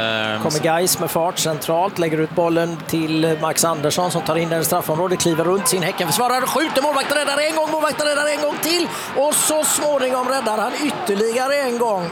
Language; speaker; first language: Swedish; native; Swedish